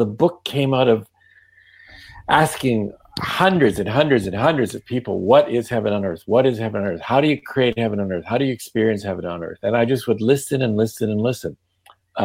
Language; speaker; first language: English; non-native, fluent; Yiddish